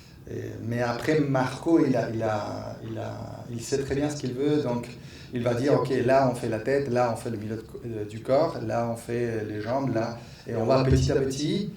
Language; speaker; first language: French; non-native, fluent; Spanish